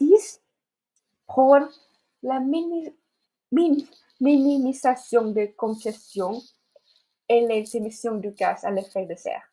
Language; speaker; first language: French; non-native, fluent; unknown